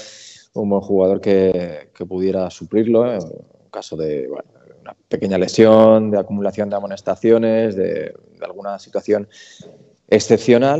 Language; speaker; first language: Spanish; native; Spanish